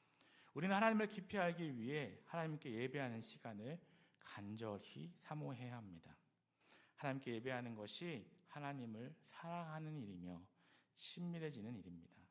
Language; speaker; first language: Korean; native; Korean